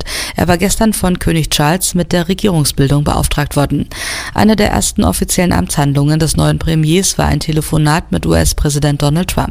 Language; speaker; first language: German; native; German